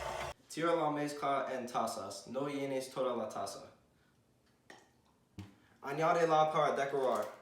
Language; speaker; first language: Spanish; non-native, learner; English